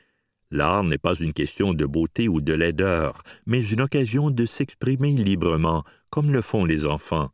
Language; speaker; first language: French; native; French